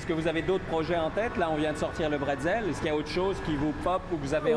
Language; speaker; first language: French; native; French